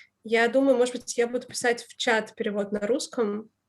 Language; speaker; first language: Russian; native; Russian